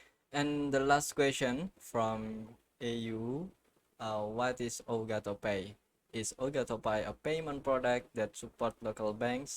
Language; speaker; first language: English; non-native, learner; Indonesian